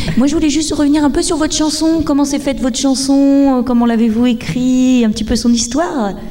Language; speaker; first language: French; native; French